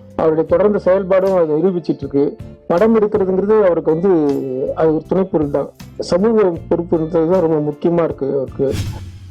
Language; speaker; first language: Tamil; native; Tamil